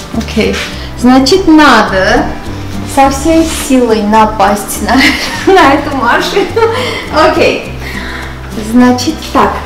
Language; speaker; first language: Russian; non-native, local second language; Armenian